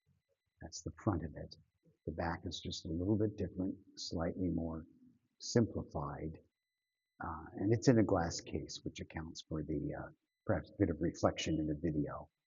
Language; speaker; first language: English; native; English